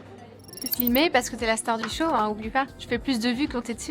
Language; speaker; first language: French; native; French